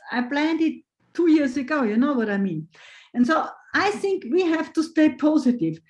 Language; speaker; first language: English; non-native, fluent; German